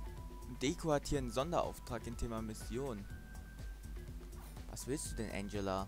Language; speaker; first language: German; native; German